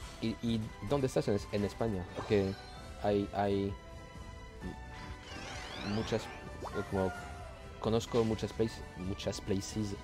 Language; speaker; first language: Spanish; non-native, learner; French